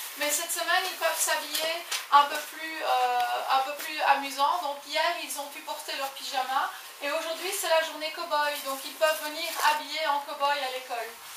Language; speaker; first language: French; native; French